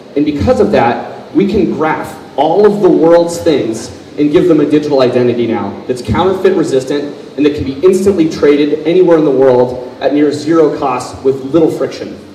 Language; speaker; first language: English; native; English